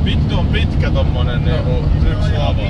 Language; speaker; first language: Finnish; native; Finnish